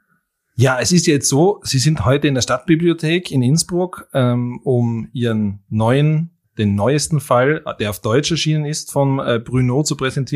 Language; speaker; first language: German; native; German